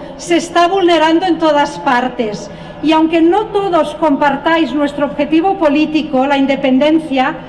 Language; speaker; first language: Spanish; non-native, local second language; Catalan